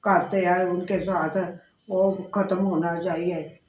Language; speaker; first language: Urdu; non-native, local second language; Punjabi